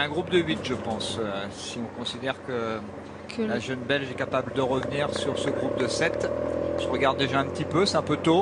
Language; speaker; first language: French; native; French